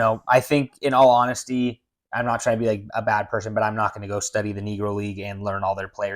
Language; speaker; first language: English; native; English